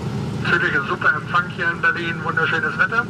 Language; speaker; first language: German; native; German